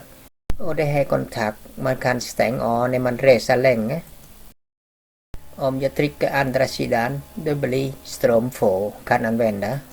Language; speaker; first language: Swedish; non-native, learner; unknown